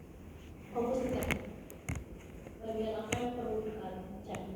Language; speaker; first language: Indonesian; native; Indonesian